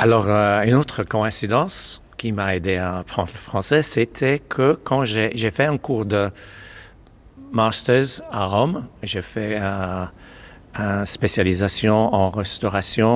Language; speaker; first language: French; non-native, fluent; Maltese